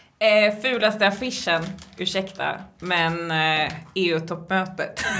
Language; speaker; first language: Swedish; native; Swedish